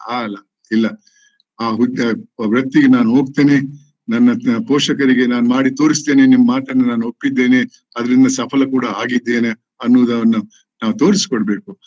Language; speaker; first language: Kannada; non-native, local second language; Tulu